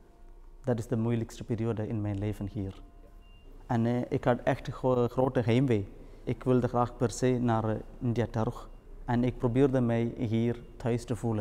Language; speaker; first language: Dutch; non-native, fluent; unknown